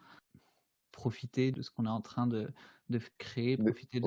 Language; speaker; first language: French; native; French